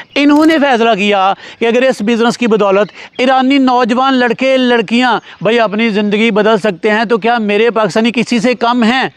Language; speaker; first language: Urdu; native; Urdu